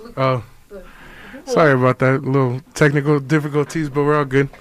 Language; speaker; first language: English; native; English